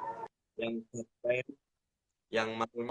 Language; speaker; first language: Indonesian; non-native, local second language; Javanese